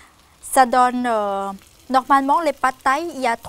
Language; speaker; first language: French; non-native, fluent; Thai